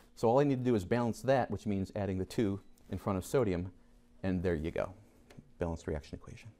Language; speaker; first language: English; native; English